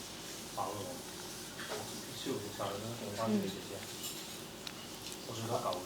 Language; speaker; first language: Cantonese; native; Cantonese